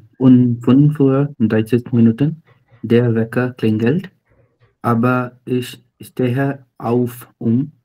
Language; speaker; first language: German; non-native, learner; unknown